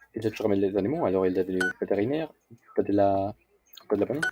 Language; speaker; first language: French; non-native, learner; English